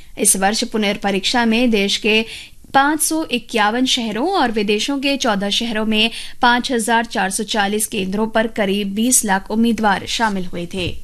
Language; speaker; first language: Hindi; native; Hindi